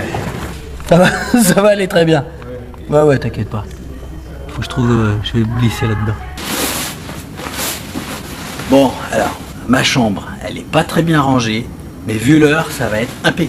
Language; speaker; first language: French; native; French